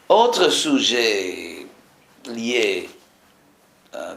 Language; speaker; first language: French; non-native, fluent; English